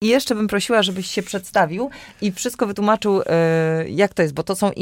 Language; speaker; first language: Polish; native; Polish